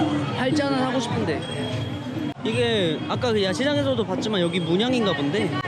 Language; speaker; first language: Korean; native; Korean